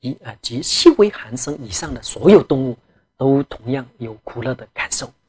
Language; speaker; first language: Chinese; non-native, local second language; Tibetan